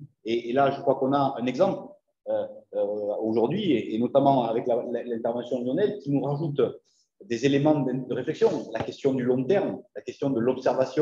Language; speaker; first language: French; native; French